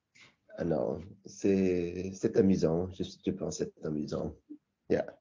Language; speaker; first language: French; non-native, learner; English